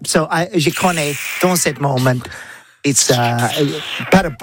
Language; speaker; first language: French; non-native, learner; English